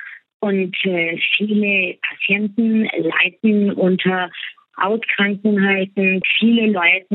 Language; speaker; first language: German; non-native, fluent; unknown